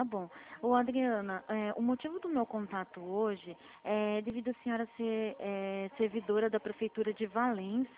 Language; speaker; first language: Portuguese; native; Portuguese